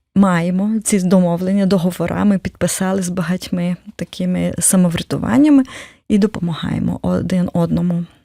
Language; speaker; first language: Ukrainian; native; Ukrainian